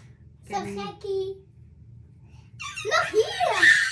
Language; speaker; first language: Dutch; early bilingual, other home language; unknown